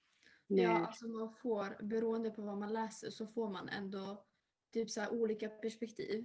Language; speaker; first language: Swedish; early bilingual, other home language; Serbian